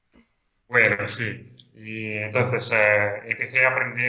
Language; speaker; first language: Spanish; non-native, fluent; Italian